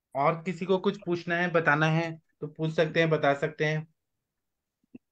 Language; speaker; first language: Hindi; native; Hindi